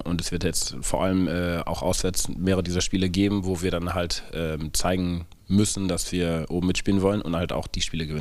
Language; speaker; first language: German; native; German